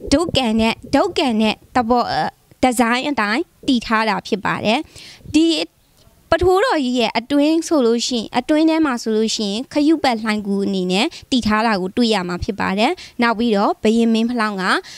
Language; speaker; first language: Burmese; native; Burmese